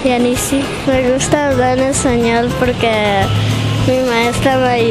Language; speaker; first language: Spanish; early bilingual, heritage; Spanish